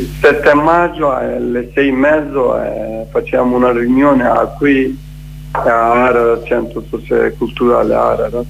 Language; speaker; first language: Italian; non-native, learner; Kurdish